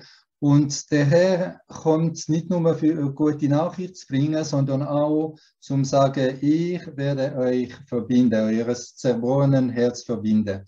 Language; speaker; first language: German; early bilingual, heritage; German